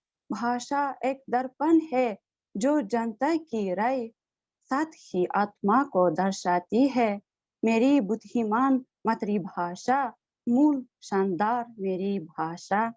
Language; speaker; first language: Hindi; non-native, learner; Uzbek